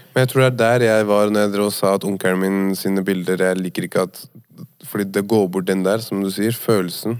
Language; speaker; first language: Norwegian; native; Norwegian